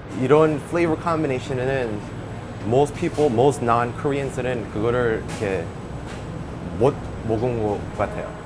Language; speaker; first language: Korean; early bilingual, heritage; English